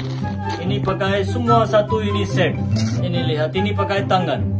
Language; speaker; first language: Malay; non-native, learner; Urdu